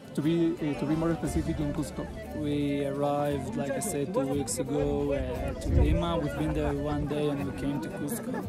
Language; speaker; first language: English; non-native, fluent; Hebrew